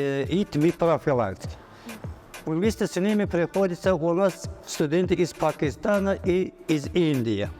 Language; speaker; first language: Russian; non-native, local second language; Uzbek